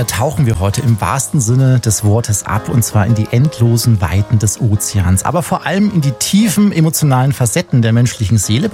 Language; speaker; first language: German; native; German